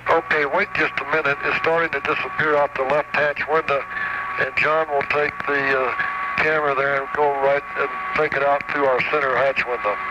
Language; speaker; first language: English; native; English